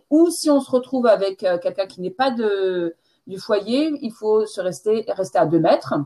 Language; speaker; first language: French; native; French